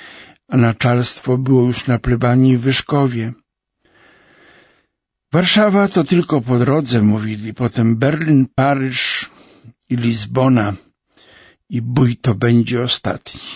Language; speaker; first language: Polish; native; Polish